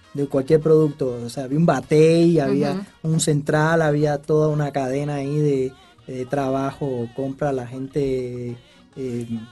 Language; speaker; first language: Spanish; native; Spanish